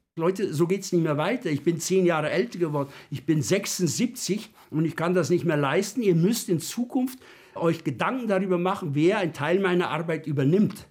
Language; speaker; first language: German; native; German